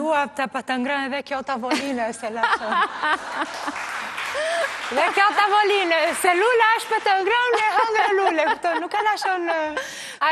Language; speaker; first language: Albanian; non-native, learner; Portuguese